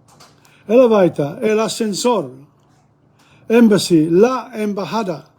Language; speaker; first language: Spanish; non-native, learner; English